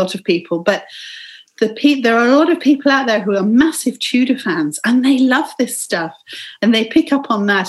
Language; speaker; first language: English; native; English